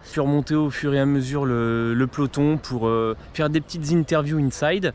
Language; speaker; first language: French; native; French